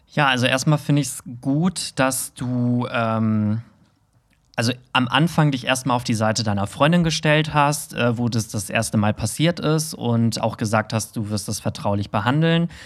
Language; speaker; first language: German; native; German